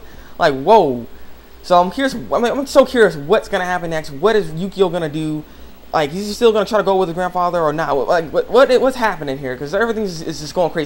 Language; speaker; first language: English; native; English